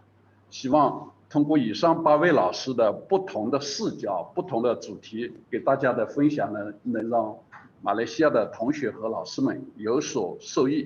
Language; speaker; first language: Chinese; native; Chinese